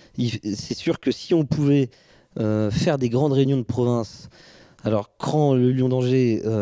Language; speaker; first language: French; native; French